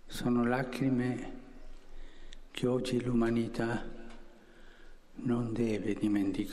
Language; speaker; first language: Italian; non-native, fluent; Spanish